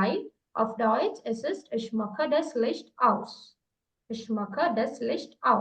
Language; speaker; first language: German; non-native, fluent; Malayalam